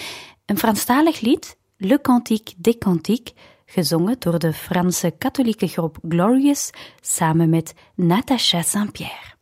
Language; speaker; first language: Dutch; native; Dutch